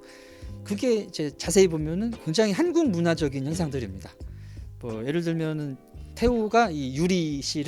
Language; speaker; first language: Korean; native; Korean